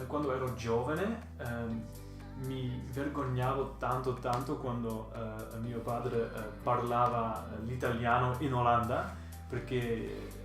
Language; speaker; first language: Italian; early bilingual, heritage; Dutch